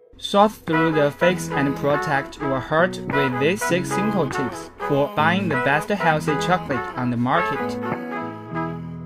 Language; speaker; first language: English; non-native, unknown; Chinese